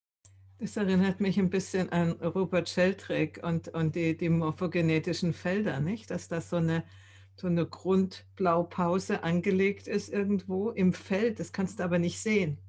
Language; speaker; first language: German; native; German